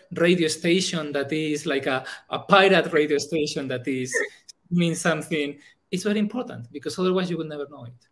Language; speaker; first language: English; non-native, fluent; Spanish